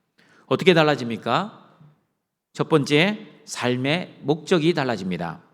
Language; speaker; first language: Korean; native; Korean